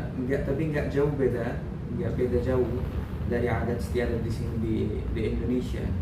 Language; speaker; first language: Indonesian; non-native, fluent; Arabic